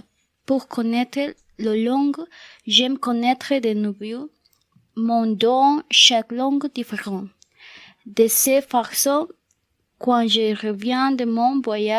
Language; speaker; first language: French; non-native, learner; Spanish